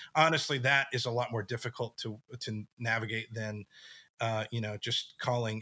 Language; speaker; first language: English; native; English